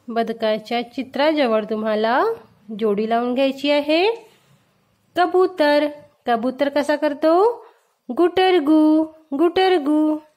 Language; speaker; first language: Marathi; non-native, local second language; Hindi